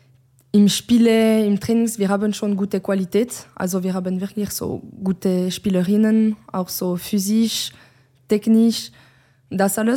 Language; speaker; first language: German; non-native, learner; French